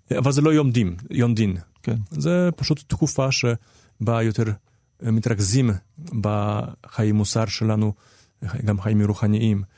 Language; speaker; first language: Hebrew; non-native, fluent; Polish